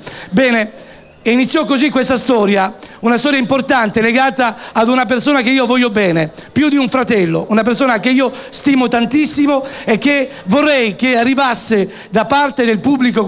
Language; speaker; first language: Italian; native; Italian